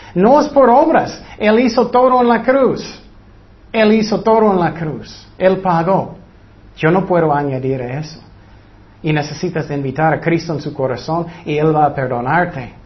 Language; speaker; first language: Spanish; non-native, fluent; English